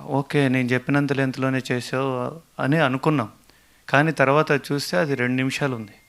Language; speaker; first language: Telugu; native; Telugu